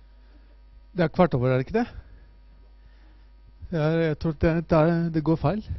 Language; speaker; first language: Norwegian; non-native, fluent; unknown